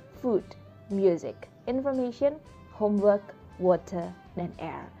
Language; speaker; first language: English; non-native, fluent; Indonesian